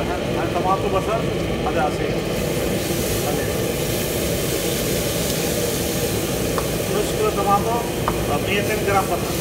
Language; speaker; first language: Arabic; non-native, learner; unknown